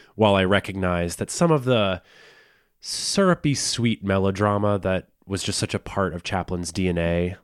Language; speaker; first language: English; native; English